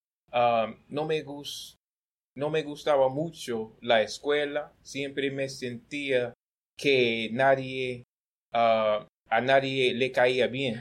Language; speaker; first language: Spanish; non-native, learner; English